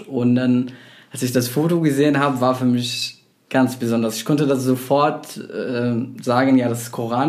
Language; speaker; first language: German; non-native, fluent; Arabic